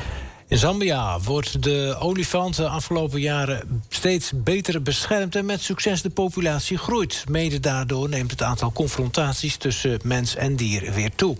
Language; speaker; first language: Dutch; native; Dutch